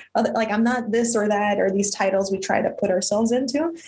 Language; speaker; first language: English; early bilingual, other home language; Russian